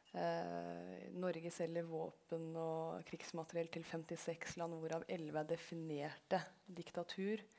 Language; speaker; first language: Norwegian; early bilingual, other home language; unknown